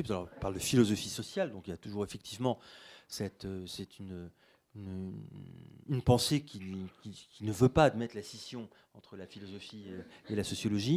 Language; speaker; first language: French; native; French